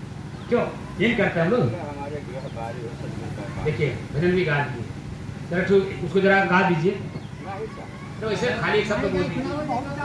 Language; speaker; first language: Hindi; native; Hindi